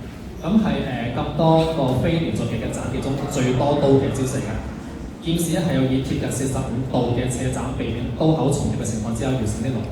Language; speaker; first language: Cantonese; native; Cantonese